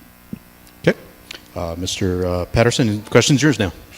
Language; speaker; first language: English; native; English